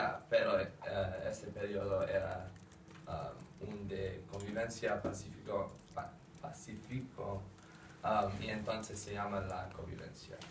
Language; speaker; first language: Spanish; non-native, learner; English